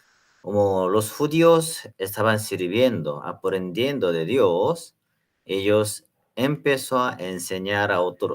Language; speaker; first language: Spanish; non-native, learner; Korean